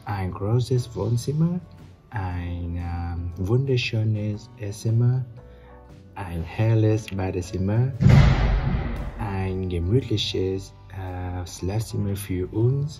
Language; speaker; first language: German; non-native, learner; Vietnamese